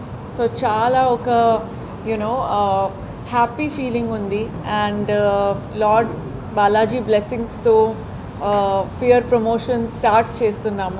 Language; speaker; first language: Telugu; non-native, fluent; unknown